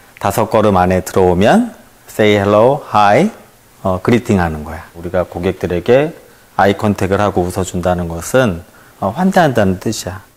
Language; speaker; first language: Korean; native; Korean